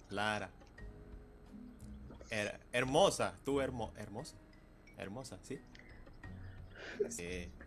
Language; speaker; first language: Spanish; non-native, learner; Indonesian